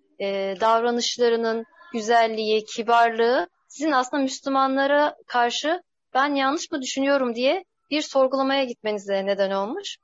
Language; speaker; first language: Turkish; native; Turkish